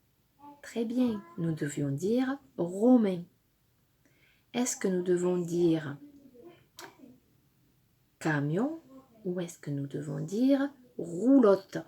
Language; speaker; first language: French; native; French